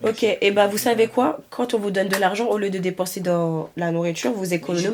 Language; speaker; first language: French; native; French